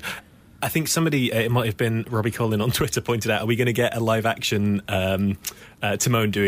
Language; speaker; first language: English; native; English